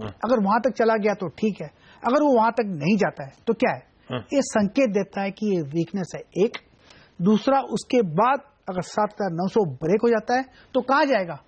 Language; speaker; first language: Hindi; non-native, local second language; Gujarati